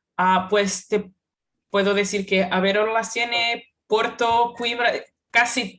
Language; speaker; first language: Spanish; non-native, fluent; Portuguese